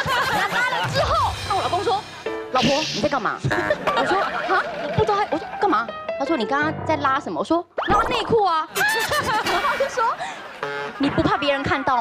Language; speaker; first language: Chinese; native; Chinese